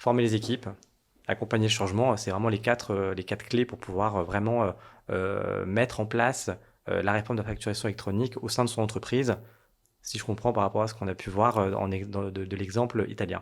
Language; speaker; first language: French; native; French